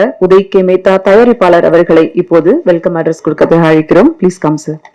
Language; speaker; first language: Tamil; native; Tamil